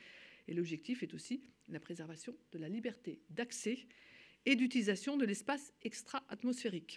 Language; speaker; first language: French; native; French